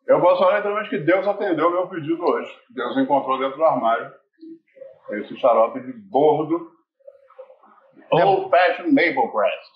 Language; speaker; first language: Portuguese; native; Portuguese